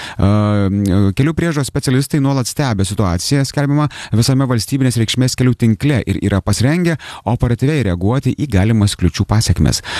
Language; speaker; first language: Lithuanian; native; Lithuanian